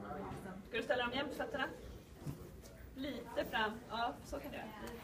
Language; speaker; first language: Swedish; native; Swedish